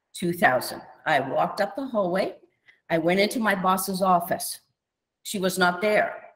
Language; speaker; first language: English; native; English